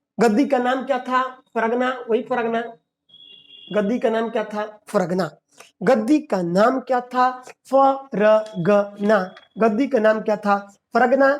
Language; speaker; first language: Hindi; native; Hindi